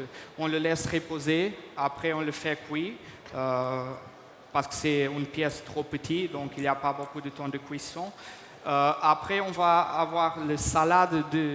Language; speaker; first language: French; non-native, fluent; Portuguese